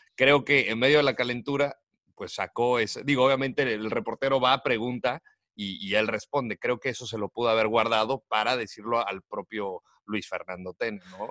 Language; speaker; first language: Spanish; native; Spanish